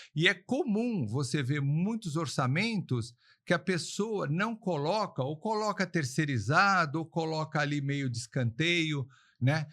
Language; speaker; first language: Portuguese; native; Portuguese